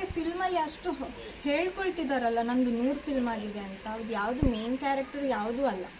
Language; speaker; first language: Kannada; non-native, local second language; Tulu